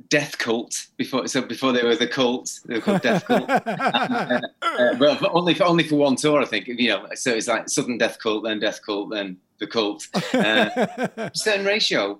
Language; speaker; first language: English; native; English